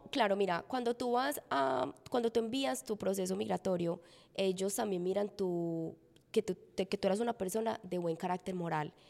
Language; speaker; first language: Spanish; native; Spanish